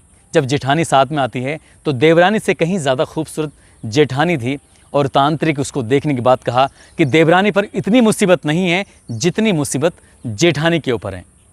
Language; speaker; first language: Hindi; native; Hindi